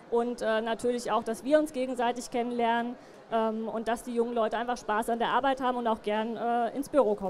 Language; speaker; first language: German; native; German